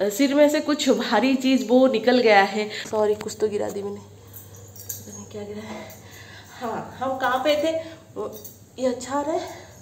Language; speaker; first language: Hindi; non-native, local second language; Odia